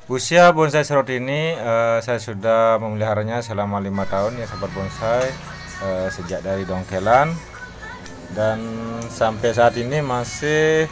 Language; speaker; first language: Indonesian; native; Indonesian